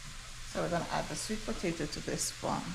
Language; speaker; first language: English; non-native, local second language; Jamaican Creole English